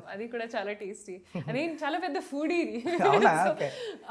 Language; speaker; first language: Telugu; non-native, local second language; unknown